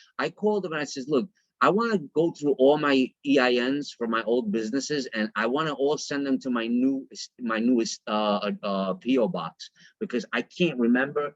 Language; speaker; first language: English; native; English